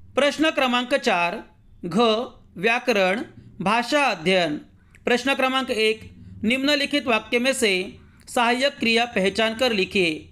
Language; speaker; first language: Hindi; non-native, local second language; Marathi